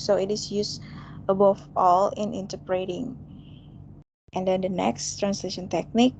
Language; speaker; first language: English; non-native, fluent; Indonesian